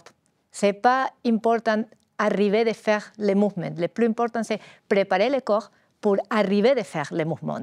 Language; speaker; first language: French; non-native, learner; Spanish